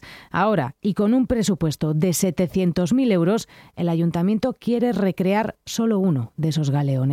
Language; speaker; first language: Spanish; native; Spanish